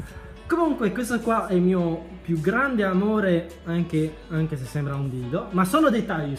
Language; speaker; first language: Italian; early bilingual, other home language; Chinese